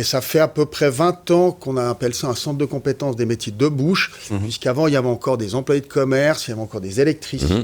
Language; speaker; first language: French; native; French